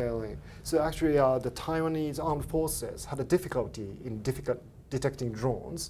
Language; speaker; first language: English; non-native, fluent; Japanese